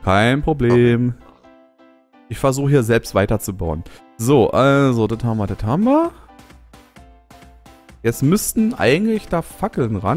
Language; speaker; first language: German; native; German